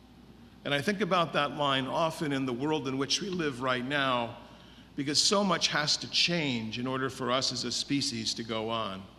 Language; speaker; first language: English; native; English